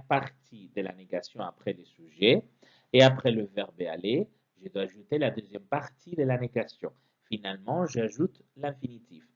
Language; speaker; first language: French; non-native, fluent; Spanish